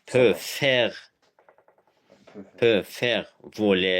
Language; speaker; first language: French; non-native, fluent; Azerbaijani